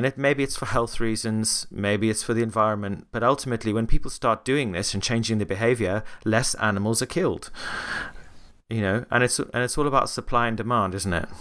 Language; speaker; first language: English; native; English